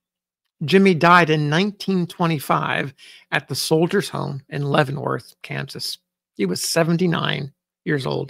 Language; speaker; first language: English; native; English